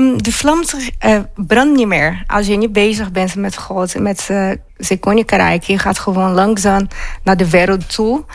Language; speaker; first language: Dutch; non-native, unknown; Portuguese